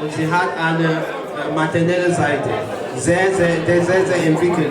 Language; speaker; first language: German; non-native, learner; French